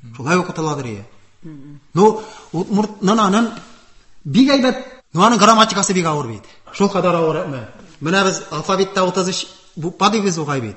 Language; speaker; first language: Tatar; non-native, local second language; Udmurt